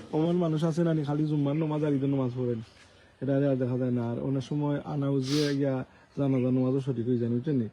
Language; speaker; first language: Bangla; native; Bangla